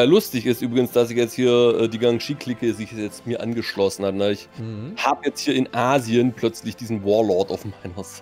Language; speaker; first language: German; native; German